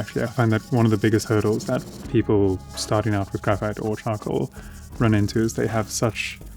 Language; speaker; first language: English; native; English